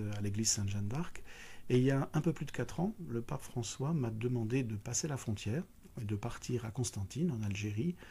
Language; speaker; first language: French; native; French